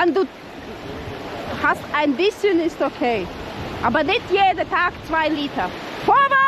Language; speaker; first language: German; non-native, learner; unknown